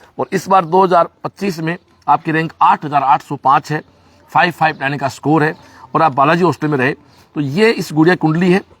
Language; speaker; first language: Hindi; native; Hindi